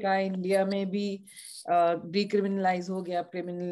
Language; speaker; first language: Hindi; native; Hindi